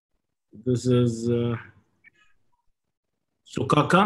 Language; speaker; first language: English; non-native, learner; Arabic